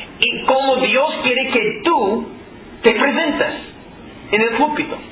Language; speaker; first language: Spanish; non-native, fluent; English